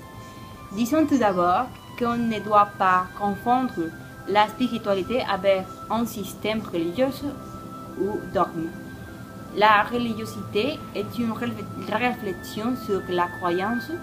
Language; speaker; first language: French; non-native, learner; Spanish